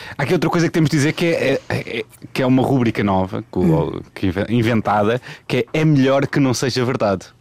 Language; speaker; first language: Portuguese; native; Portuguese